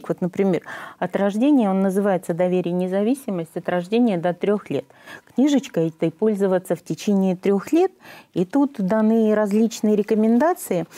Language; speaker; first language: Russian; native; Russian